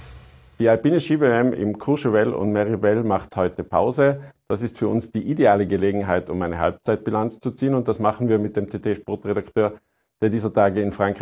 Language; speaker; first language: German; native; German